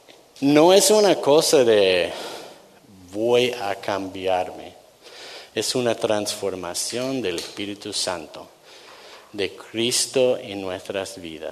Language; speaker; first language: Spanish; non-native, fluent; English